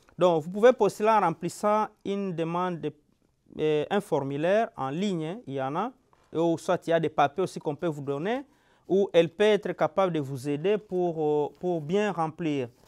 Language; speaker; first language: French; non-native, local second language; Lingala